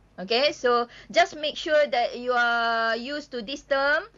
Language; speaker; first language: English; non-native, local second language; Malay